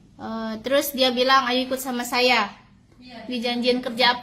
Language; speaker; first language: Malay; non-native, local second language; Sundanese